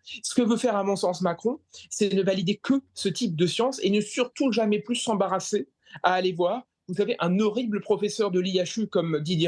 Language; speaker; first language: French; native; French